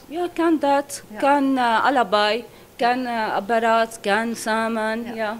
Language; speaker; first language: Dutch; non-native, learner; Arabic